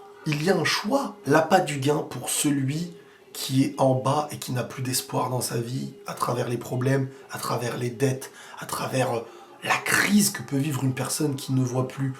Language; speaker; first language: French; native; French